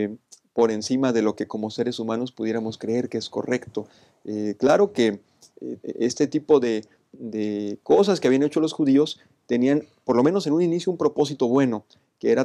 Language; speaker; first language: Spanish; native; Spanish